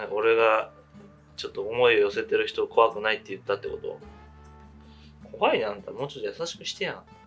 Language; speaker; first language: Japanese; native; Japanese